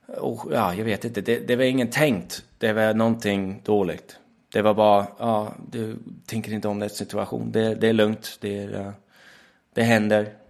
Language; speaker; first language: Swedish; non-native, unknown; English